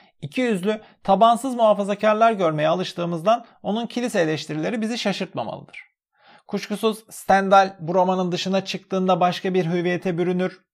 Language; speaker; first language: Turkish; native; Turkish